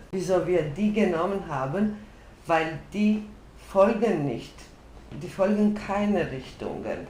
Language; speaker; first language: German; non-native, fluent; Georgian